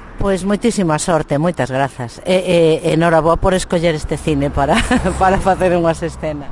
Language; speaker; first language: Galician; native; Galician